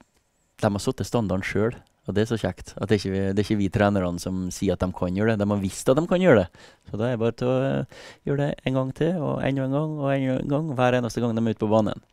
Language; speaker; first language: Norwegian; native; Norwegian